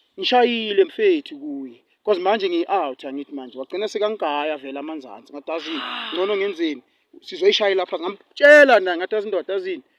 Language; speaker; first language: Zulu; native; Zulu